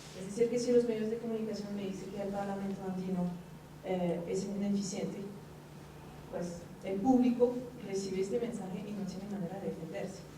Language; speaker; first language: Spanish; non-native, fluent; French